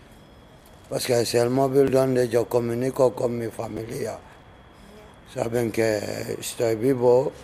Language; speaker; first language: Spanish; non-native, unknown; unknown